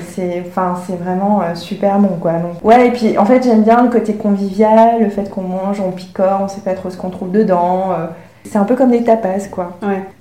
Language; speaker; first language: French; early bilingual, other home language; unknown